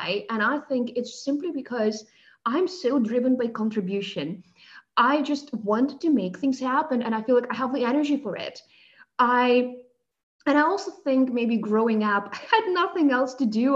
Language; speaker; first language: English; non-native, fluent; Russian